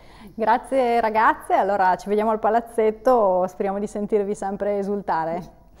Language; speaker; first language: Italian; native; Italian